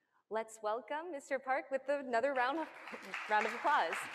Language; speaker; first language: English; non-native, fluent; Korean